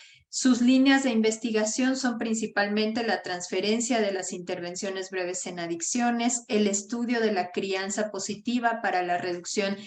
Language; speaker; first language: Spanish; native; Spanish